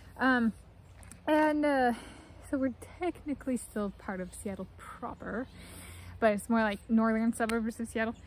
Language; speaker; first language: English; native; English